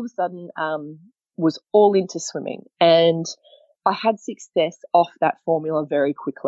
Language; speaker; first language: English; native; English